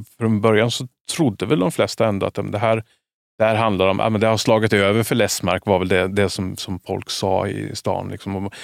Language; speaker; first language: Swedish; native; Swedish